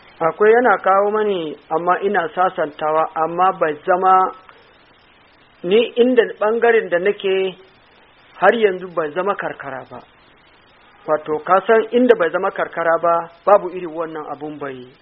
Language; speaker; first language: Hausa; non-native, local second language; Fula